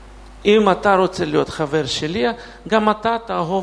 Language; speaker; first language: Hebrew; non-native, fluent; Russian